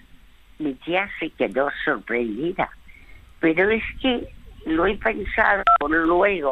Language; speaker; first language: Spanish; early bilingual, other home language; French